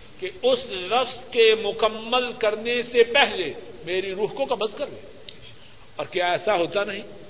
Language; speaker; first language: Urdu; non-native, local second language; Punjabi